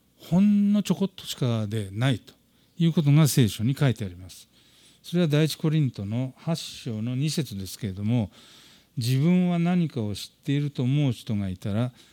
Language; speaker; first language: Japanese; native; Japanese